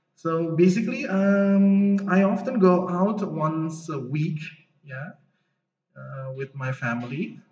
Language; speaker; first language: English; non-native, fluent; Indonesian